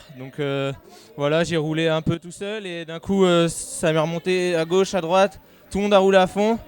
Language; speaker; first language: French; native; French